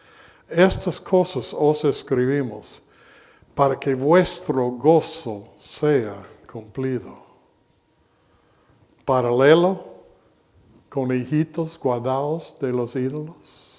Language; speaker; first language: Spanish; non-native, fluent; English